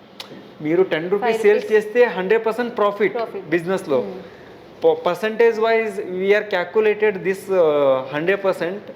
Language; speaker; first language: Telugu; non-native, local second language; Hindi